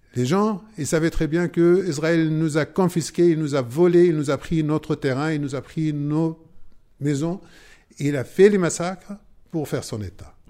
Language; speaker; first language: French; non-native, fluent; Arabic